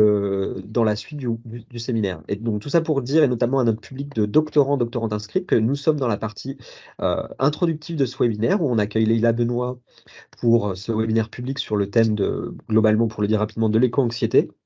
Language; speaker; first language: French; native; French